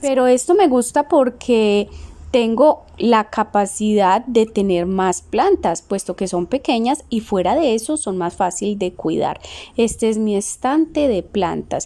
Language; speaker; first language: Spanish; native; Spanish